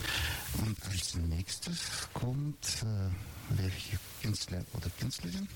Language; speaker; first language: German; non-native, fluent; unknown